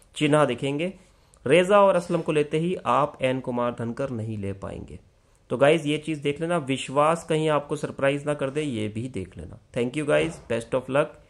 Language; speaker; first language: Hindi; native; Hindi